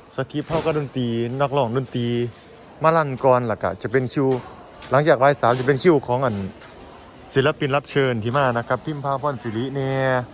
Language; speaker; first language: Thai; native; Thai